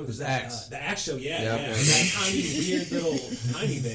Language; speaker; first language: English; native; English